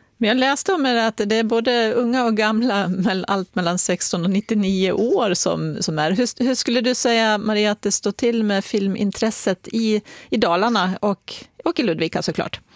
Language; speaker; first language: Swedish; native; Swedish